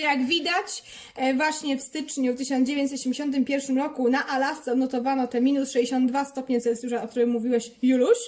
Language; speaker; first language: Polish; native; Polish